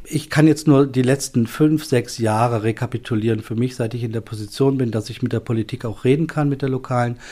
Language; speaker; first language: German; native; German